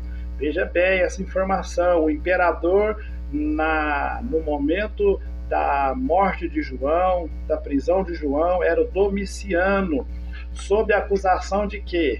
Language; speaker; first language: Portuguese; native; Portuguese